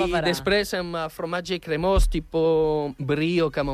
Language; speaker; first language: Catalan; non-native, fluent; French